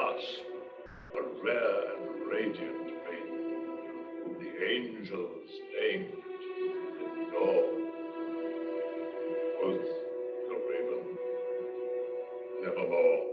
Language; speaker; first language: English; native; English